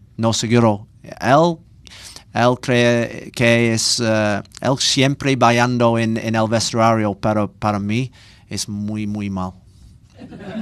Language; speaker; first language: Spanish; non-native, learner; English